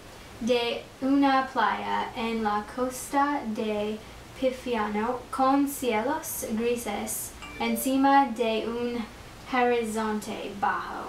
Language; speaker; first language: Spanish; non-native, learner; English